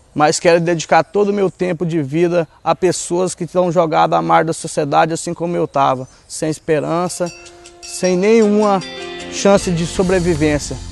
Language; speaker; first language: Portuguese; native; Portuguese